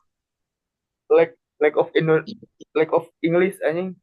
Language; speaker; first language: English; non-native, learner; Indonesian